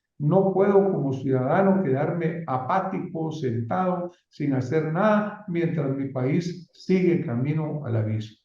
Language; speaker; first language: Spanish; native; Spanish